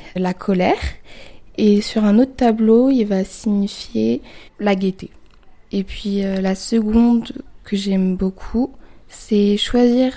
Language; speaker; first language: French; native; French